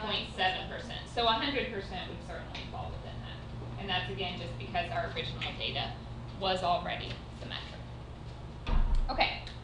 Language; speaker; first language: English; native; English